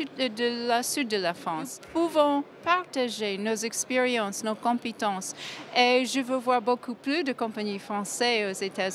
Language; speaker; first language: French; non-native, fluent; English